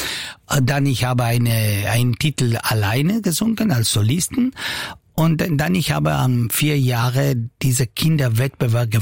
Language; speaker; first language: German; non-native, local second language; Italian